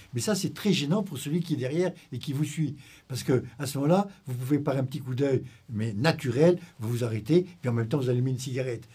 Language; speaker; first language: French; native; French